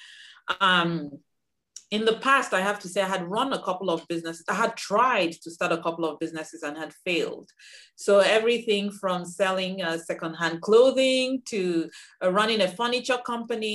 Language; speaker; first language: English; non-native, local second language; Igbo